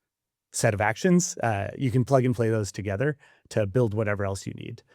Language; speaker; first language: English; native; English